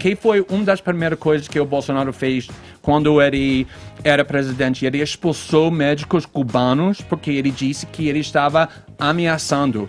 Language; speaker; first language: Portuguese; non-native, fluent; English